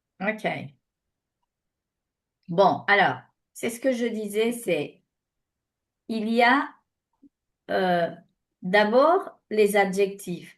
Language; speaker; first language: French; non-native, fluent; Spanish